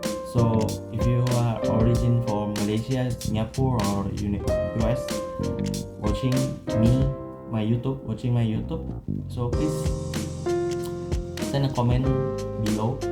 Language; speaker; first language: English; non-native, learner; Indonesian